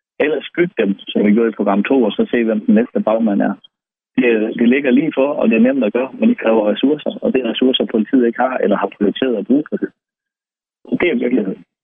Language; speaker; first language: Danish; native; Danish